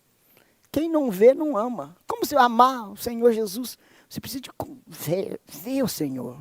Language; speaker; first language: Portuguese; native; Portuguese